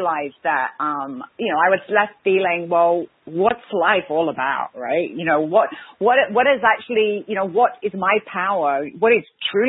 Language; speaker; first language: English; native; English